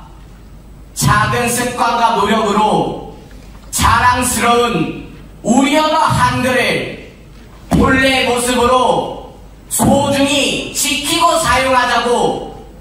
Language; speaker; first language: Korean; native; Korean